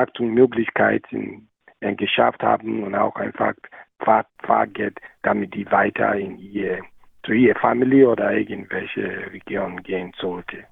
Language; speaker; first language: German; non-native, learner; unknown